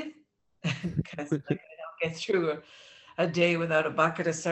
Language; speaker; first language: English; native; English